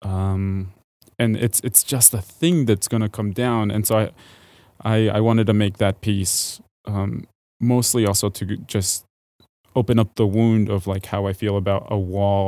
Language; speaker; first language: English; early bilingual, other home language; Spanish